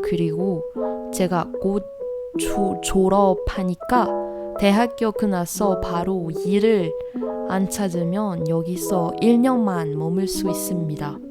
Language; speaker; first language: Korean; non-native, learner; Malagasy